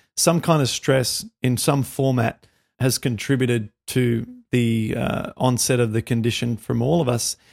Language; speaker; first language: English; native; English